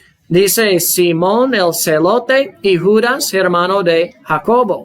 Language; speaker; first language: Spanish; non-native, fluent; English